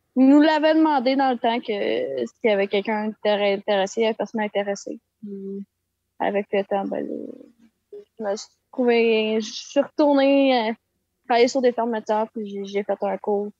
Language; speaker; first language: French; native; French